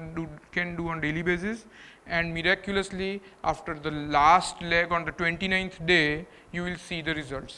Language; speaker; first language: English; non-native, local second language; Gujarati